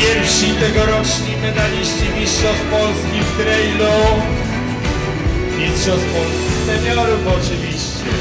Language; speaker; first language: Polish; native; Polish